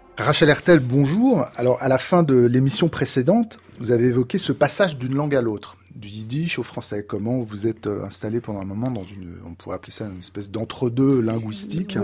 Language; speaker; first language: French; native; French